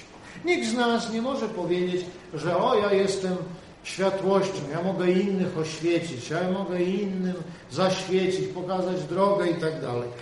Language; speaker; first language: Polish; native; Polish